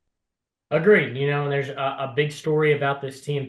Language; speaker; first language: English; native; English